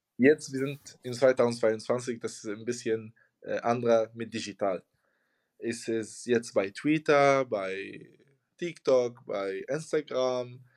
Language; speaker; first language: German; non-native, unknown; Arabic